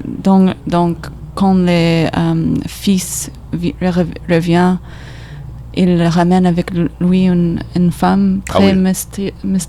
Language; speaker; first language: French; non-native, learner; English